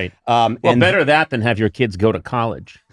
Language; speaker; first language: English; native; English